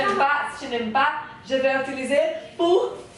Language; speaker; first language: French; non-native, learner; Portuguese